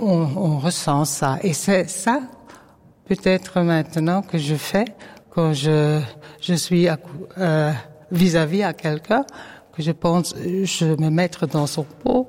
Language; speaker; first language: French; non-native, learner; Dutch